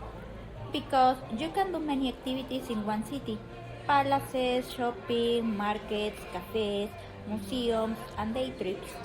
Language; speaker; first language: English; non-native, learner; Spanish